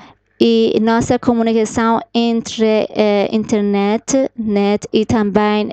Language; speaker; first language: Portuguese; non-native, fluent; Persian